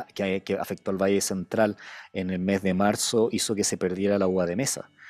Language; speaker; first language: Spanish; native; Spanish